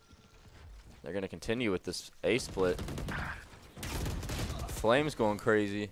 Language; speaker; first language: English; native; English